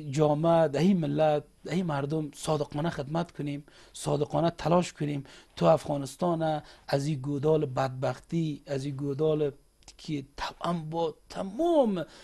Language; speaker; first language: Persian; non-native, local second language; Uzbek